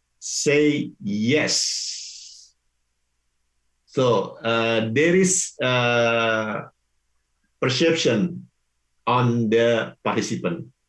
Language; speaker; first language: English; non-native, learner; Indonesian